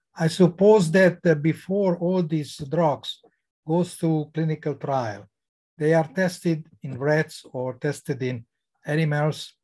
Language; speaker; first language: English; non-native, fluent; Hungarian